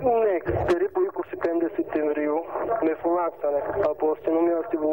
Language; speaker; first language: Greek; non-native, learner; Bulgarian